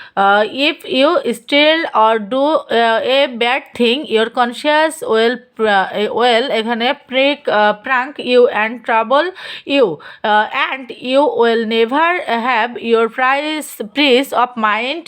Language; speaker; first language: English; non-native, local second language; Bangla